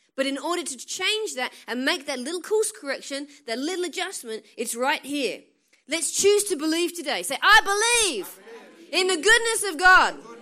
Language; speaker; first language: English; native; English